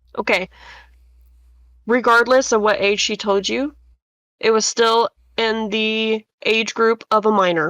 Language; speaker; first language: English; native; English